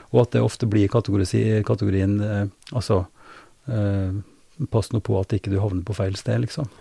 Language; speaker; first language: Norwegian; native; Norwegian